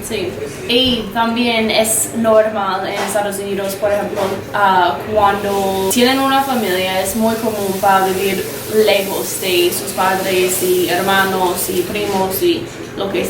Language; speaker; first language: Spanish; non-native, learner; English